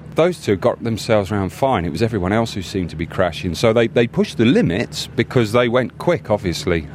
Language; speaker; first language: English; native; English